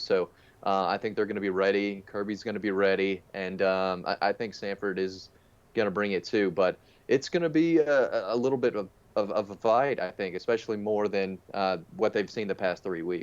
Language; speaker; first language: English; native; English